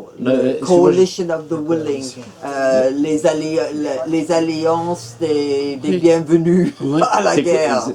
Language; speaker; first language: French; non-native, fluent; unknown